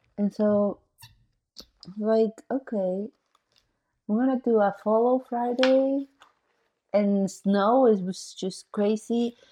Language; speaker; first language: English; non-native, fluent; Spanish